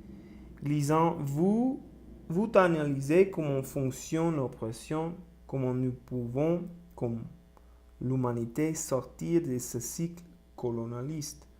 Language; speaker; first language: French; non-native, learner; Spanish